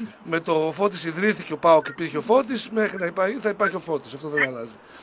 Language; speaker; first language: Greek; native; Greek